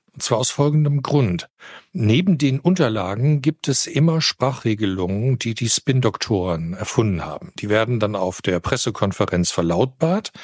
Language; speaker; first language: German; native; German